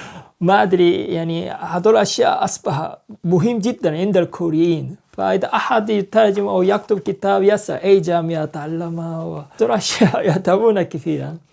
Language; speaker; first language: Arabic; non-native, learner; Korean